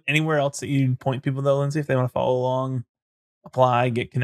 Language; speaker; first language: English; native; English